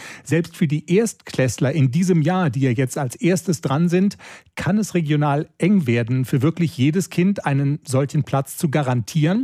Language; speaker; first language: German; native; German